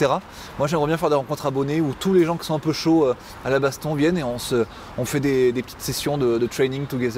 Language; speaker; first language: French; native; French